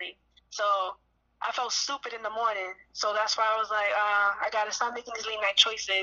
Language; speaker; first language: English; native; English